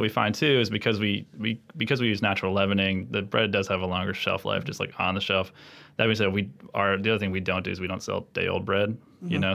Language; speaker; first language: English; native; English